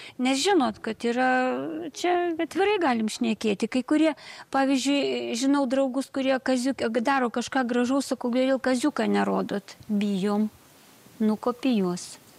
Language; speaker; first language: Lithuanian; native; Lithuanian